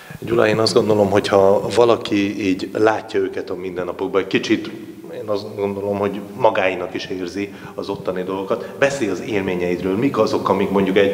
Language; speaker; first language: Hungarian; native; Hungarian